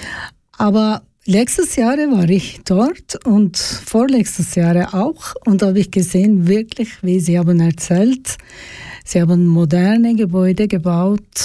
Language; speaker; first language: German; non-native, fluent; Georgian